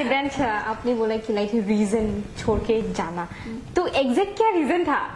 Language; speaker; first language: Hindi; non-native, local second language; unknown